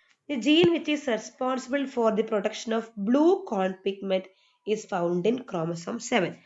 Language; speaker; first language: English; non-native, local second language; Malayalam